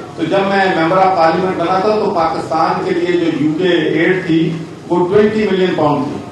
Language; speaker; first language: Urdu; non-native, local second language; Punjabi